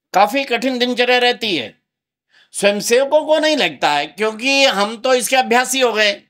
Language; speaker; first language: Hindi; native; Hindi